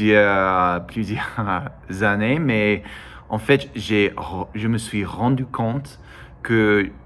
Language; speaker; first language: French; non-native, learner; English